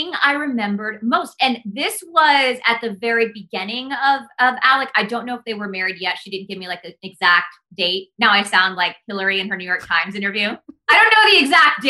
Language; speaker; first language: English; early bilingual, other home language; Spanish